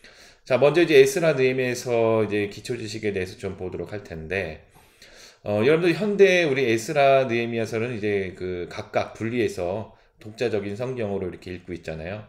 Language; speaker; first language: Korean; native; Korean